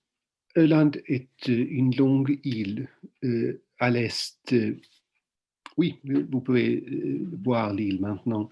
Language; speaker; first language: French; non-native, fluent; Swedish